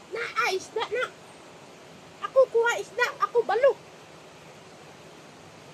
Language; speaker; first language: Cebuano; non-native, local second language; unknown